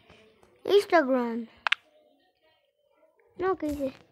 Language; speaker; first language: Spanish; native; Spanish